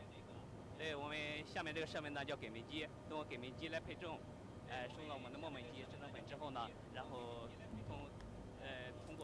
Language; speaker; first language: Chinese; native; Chinese